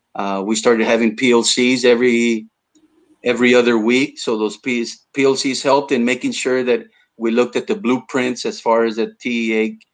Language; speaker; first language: English; early bilingual, other home language; Spanish